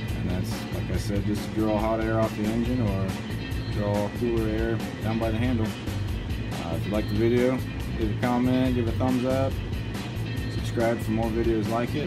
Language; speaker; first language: English; native; English